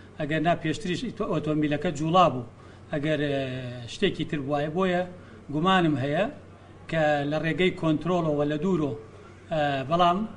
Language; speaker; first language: Central Kurdish; native; Central Kurdish